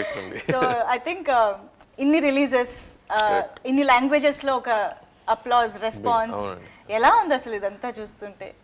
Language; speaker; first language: Telugu; native; Telugu